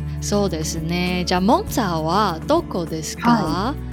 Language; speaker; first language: Japanese; non-native, learner; Chinese